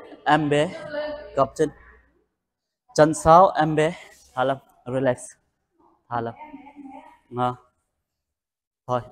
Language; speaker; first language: Vietnamese; non-native, learner; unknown